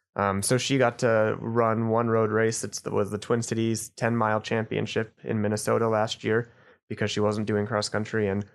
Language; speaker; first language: English; native; English